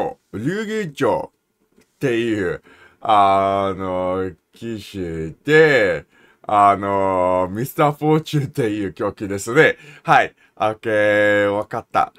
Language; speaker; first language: Japanese; non-native, learner; English